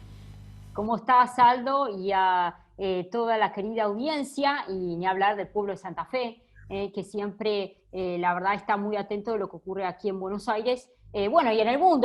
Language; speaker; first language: Spanish; native; Spanish